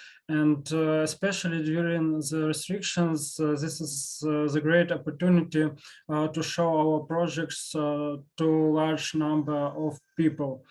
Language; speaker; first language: English; non-native, learner; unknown